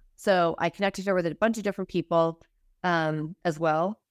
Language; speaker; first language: English; native; English